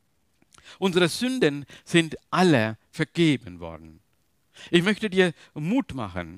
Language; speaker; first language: German; non-native, learner; Tamil